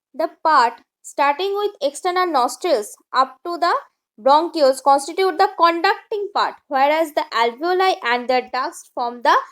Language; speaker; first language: English; non-native, local second language; Bangla